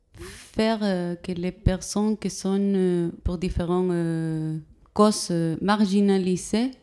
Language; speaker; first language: French; non-native, fluent; Spanish